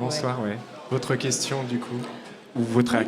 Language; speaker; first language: French; native; French